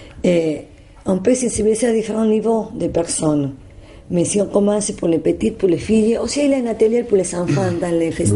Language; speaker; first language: French; non-native, learner; Spanish